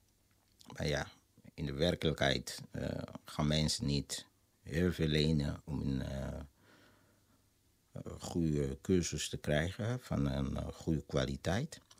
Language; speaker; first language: Dutch; non-native, fluent; Lingala